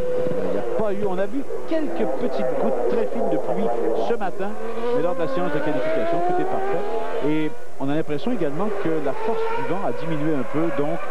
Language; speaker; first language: French; native; French